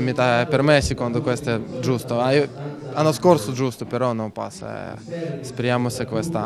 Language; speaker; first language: Italian; non-native, learner; Russian